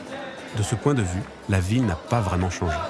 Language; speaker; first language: French; native; French